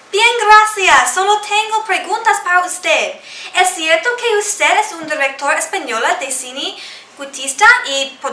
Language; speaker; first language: Spanish; non-native, learner; English